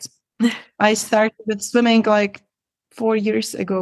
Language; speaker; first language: English; non-native, fluent; Czech